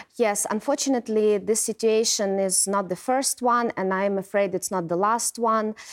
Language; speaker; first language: English; non-native, fluent; Ukrainian